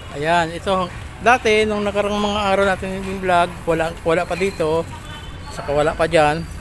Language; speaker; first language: Filipino; native; Filipino